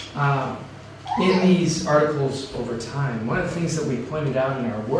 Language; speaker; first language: English; native; English